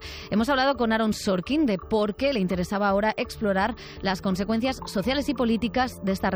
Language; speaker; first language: Spanish; native; Spanish